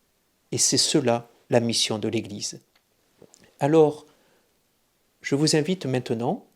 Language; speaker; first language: French; native; French